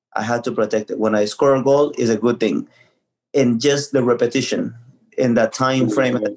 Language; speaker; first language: English; early bilingual, other home language; Spanish